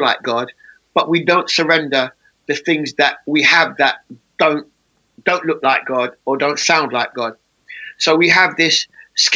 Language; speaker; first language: English; native; English